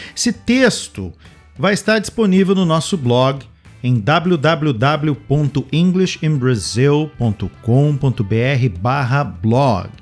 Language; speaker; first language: Portuguese; native; Portuguese